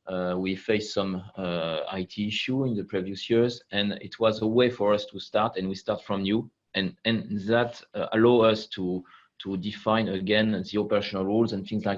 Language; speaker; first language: English; non-native, fluent; French